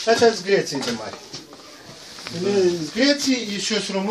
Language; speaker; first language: Russian; non-native, local second language; Romanian